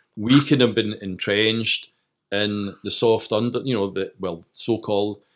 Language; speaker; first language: English; native; English